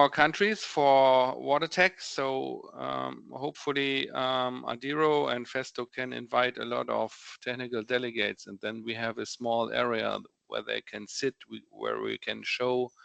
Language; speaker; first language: English; non-native, fluent; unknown